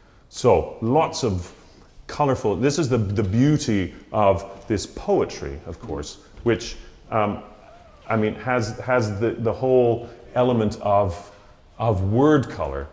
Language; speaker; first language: English; native; English